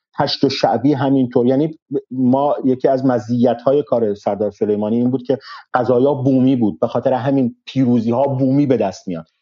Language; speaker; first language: Persian; non-native, local second language; Arabic